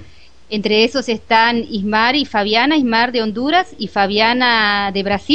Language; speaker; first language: Spanish; native; Spanish